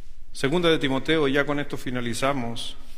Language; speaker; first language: Spanish; native; Spanish